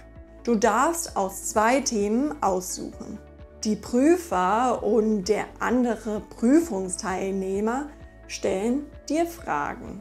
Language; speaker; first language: German; non-native, fluent; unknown